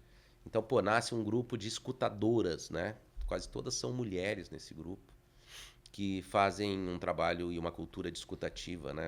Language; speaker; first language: Portuguese; native; Portuguese